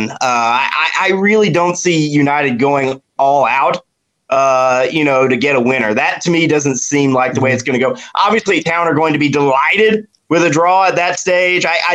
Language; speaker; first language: English; native; English